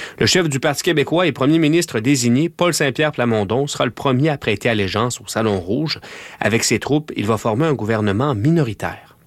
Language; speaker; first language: French; native; French